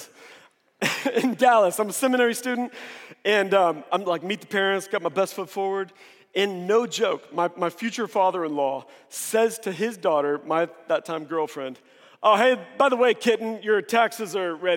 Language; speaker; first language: English; native; English